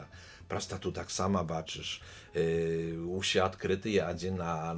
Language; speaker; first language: Polish; non-native, learner; Belarusian